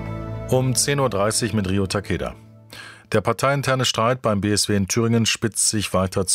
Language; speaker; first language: German; native; German